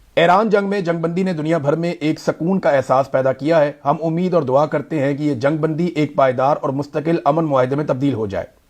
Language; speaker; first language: Urdu; native; Urdu